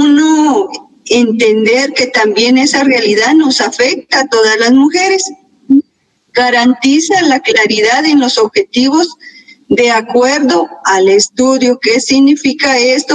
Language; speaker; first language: Spanish; native; Spanish